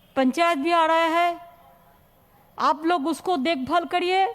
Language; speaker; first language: Hindi; non-native, local second language; Bangla